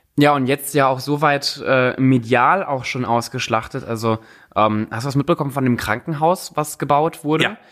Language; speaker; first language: German; native; German